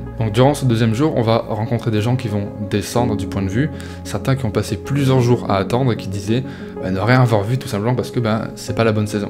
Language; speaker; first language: French; native; French